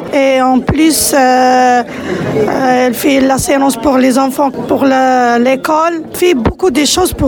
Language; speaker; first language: French; non-native, local second language; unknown